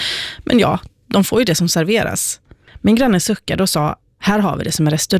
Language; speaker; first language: Swedish; native; Swedish